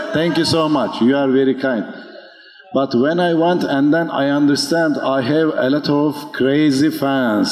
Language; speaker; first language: English; non-native, learner; Turkish